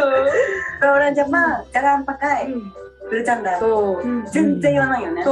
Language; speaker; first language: Indonesian; non-native, learner; Japanese